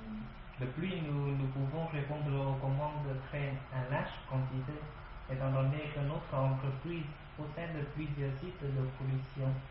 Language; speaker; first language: French; non-native, learner; Vietnamese